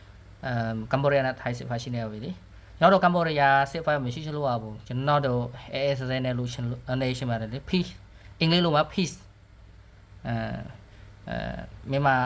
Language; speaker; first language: Burmese; non-native, learner; Khmer